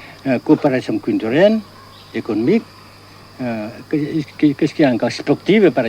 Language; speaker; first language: French; non-native, local second language; Vietnamese